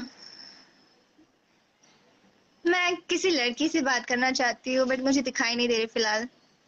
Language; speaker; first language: Hindi; native; Hindi